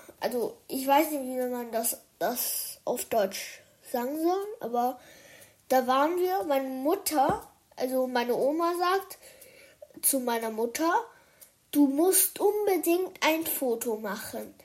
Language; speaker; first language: German; early bilingual, other home language; Chinese